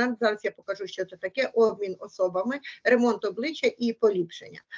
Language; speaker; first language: Ukrainian; native; Ukrainian